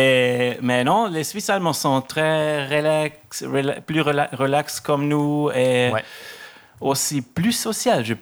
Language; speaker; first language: French; non-native, local second language; German